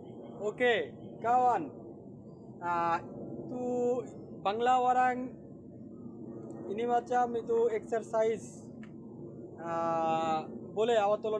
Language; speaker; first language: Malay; non-native, learner; Bangla